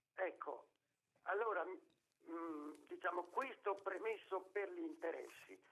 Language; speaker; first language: Italian; native; Italian